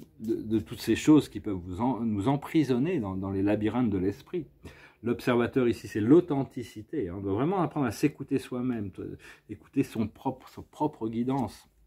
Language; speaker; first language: French; native; French